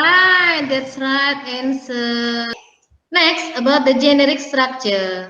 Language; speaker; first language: English; non-native, learner; Indonesian